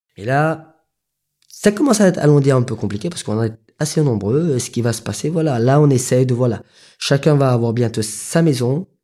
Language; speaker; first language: French; non-native, local second language; Morisyen